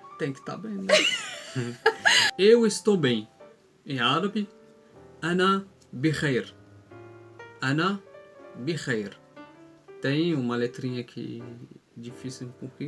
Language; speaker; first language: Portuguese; non-native, fluent; Arabic